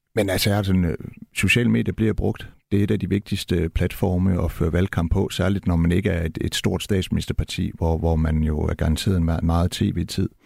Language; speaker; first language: Danish; native; Danish